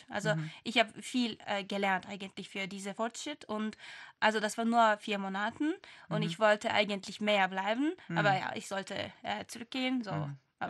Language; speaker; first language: German; non-native, fluent; Turkish